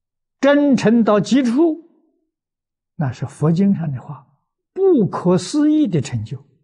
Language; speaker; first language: Chinese; native; Chinese